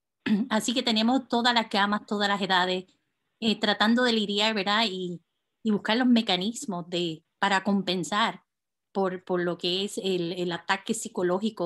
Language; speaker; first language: Spanish; native; Spanish